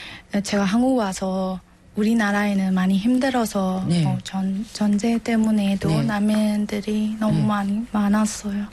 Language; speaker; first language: Korean; non-native, learner; Burmese